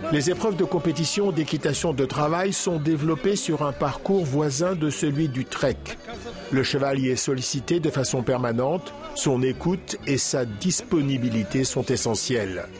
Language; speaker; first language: French; native; French